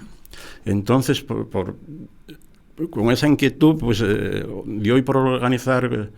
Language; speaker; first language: Spanish; native; Spanish